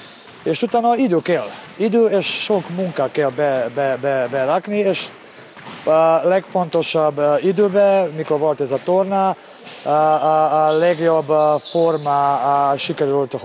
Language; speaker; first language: Hungarian; non-native, learner; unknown